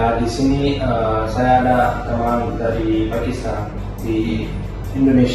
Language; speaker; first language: Indonesian; non-native, learner; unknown